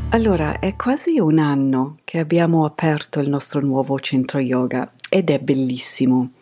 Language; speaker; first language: Italian; non-native, fluent; English